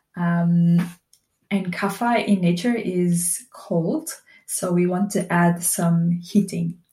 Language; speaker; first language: English; non-native, fluent; Dutch